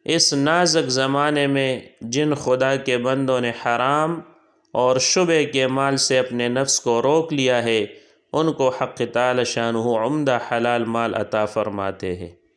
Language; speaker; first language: Urdu; native; Urdu